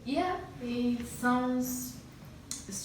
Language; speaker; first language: English; non-native, learner; Spanish